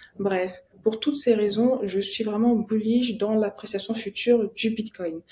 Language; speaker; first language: French; native; French